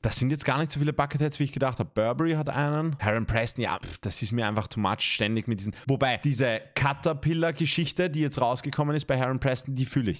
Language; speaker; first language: German; native; German